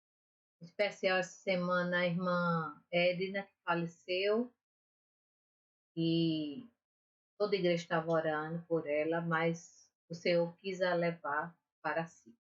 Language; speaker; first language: Portuguese; native; Portuguese